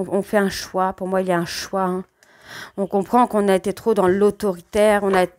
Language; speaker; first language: French; native; French